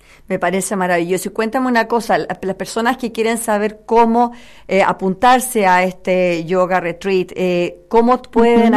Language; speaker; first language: Spanish; native; Spanish